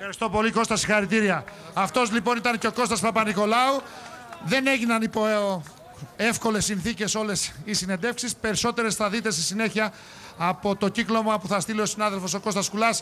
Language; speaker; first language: Greek; native; Greek